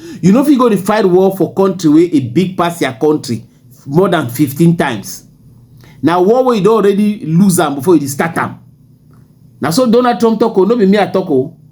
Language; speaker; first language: Nigerian Pidgin; native; Nigerian Pidgin